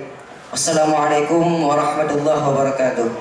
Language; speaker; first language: Arabic; non-native, learner; Indonesian